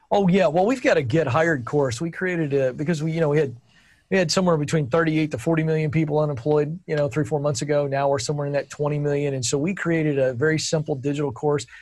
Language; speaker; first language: English; native; English